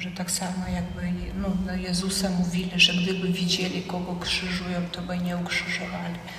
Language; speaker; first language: Polish; non-native, fluent; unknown